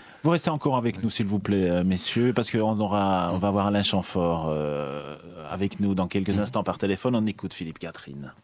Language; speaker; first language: French; native; French